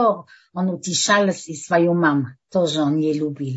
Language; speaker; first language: Russian; early bilingual, heritage; Russian